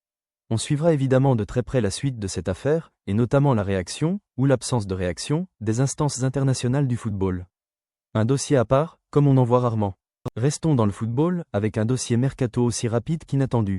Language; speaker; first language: French; native; French